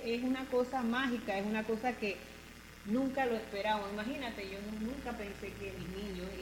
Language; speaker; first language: Spanish; non-native, local second language; English